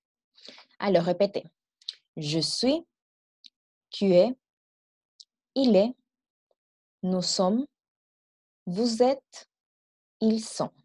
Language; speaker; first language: French; non-native, fluent; Spanish